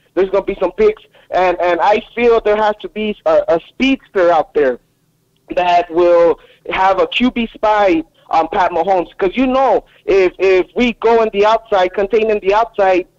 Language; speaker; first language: English; native; English